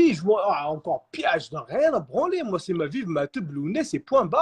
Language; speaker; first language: French; native; French